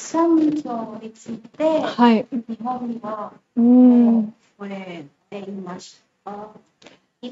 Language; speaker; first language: Japanese; non-native, learner; Indonesian